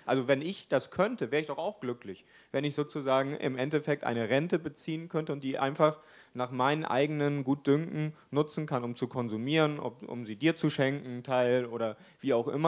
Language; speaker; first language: German; native; German